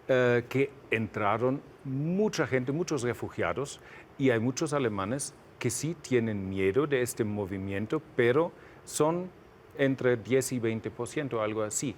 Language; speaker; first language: Spanish; non-native, fluent; German